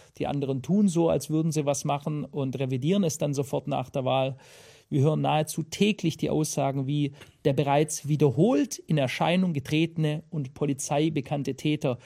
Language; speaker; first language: German; native; German